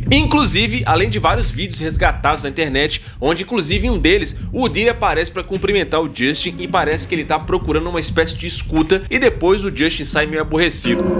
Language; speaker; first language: Portuguese; native; Portuguese